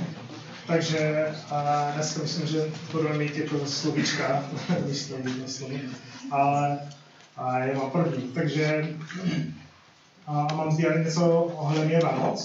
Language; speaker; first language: Czech; non-native, fluent; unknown